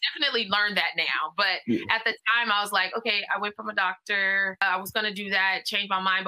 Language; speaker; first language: English; native; English